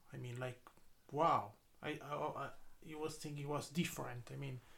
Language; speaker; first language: English; non-native, learner; Italian